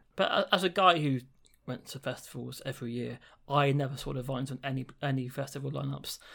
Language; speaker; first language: English; native; English